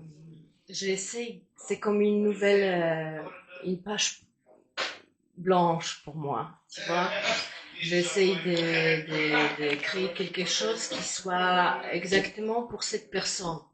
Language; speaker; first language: French; non-native, fluent; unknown